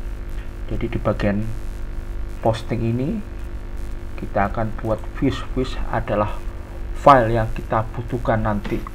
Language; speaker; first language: Indonesian; native; Indonesian